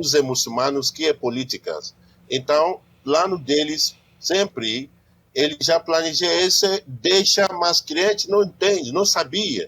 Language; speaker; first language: Portuguese; non-native, learner; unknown